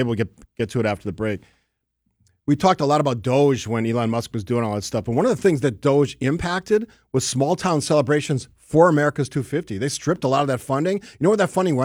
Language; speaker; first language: English; native; English